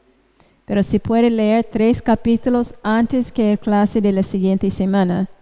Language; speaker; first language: Spanish; non-native, fluent; English